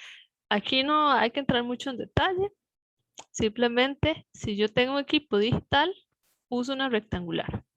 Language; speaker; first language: Spanish; native; Spanish